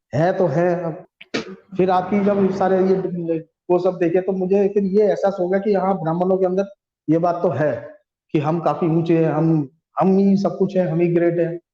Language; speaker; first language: Hindi; non-native, local second language; Bangla